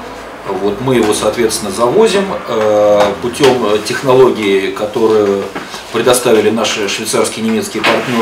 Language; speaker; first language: Russian; native; Russian